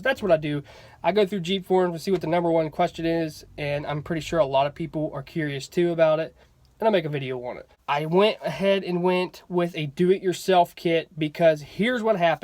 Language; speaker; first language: English; native; English